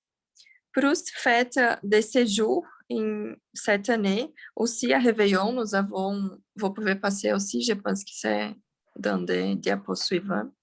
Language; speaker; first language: French; non-native, learner; Portuguese